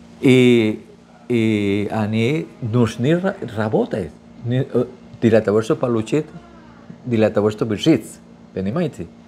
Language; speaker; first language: Russian; non-native, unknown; Spanish